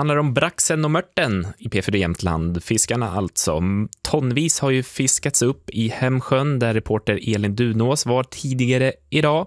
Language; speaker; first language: Swedish; native; Swedish